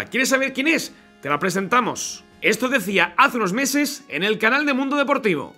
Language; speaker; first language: Spanish; native; Spanish